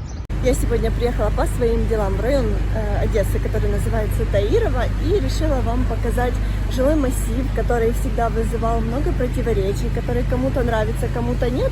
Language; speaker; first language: Russian; native; Russian